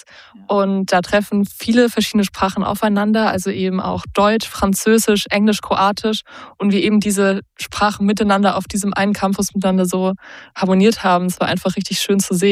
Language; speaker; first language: German; native; German